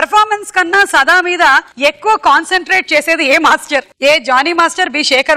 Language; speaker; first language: Telugu; native; Telugu